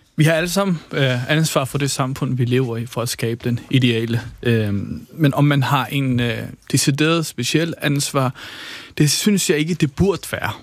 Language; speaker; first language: Danish; early bilingual, other home language; Kurdish